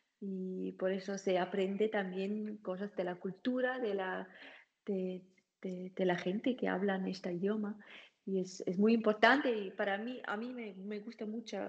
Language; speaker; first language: Spanish; non-native, learner; German